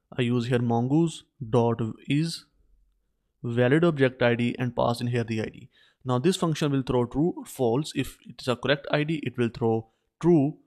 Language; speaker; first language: English; non-native, local second language; Urdu